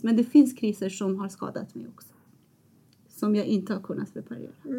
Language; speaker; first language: Swedish; non-native, fluent; Persian